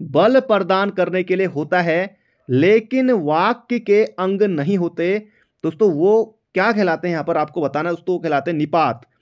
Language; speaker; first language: Hindi; native; Hindi